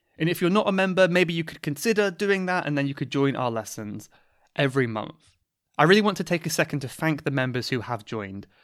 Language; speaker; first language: English; native; English